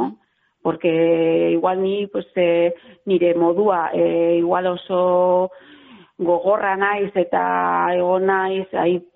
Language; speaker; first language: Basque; non-native, local second language; Spanish